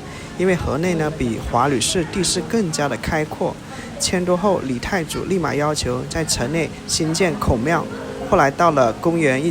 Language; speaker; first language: Chinese; non-native, fluent; Vietnamese